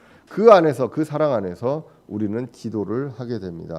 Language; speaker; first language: Korean; native; Korean